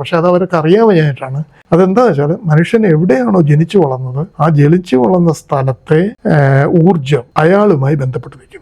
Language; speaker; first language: Malayalam; native; Malayalam